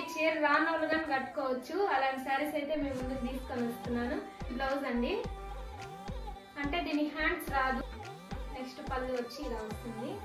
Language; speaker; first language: Telugu; native; Telugu